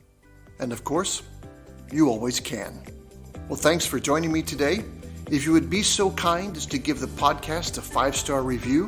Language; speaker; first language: English; native; English